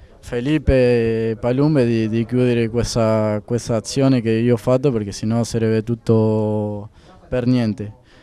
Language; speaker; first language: Italian; non-native, fluent; Spanish